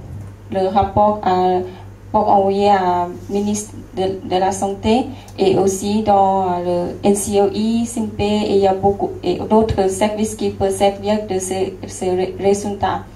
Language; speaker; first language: French; non-native, learner; Lao